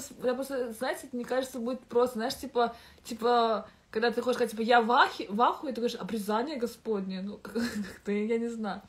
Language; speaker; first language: Russian; native; Russian